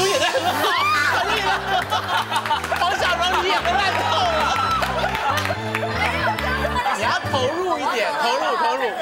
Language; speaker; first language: Chinese; native; Chinese